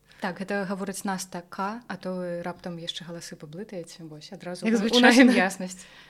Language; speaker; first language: Belarusian; non-native, local second language; Russian